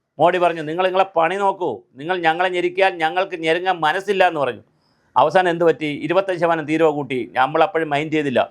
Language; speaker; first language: Malayalam; native; Malayalam